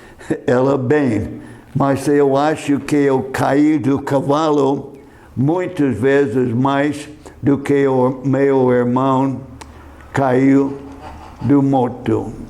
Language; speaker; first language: Portuguese; non-native, fluent; English